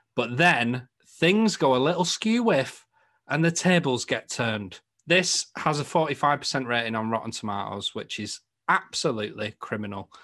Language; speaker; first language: English; native; English